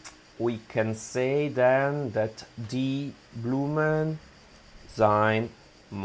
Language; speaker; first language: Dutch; non-native, fluent; Italian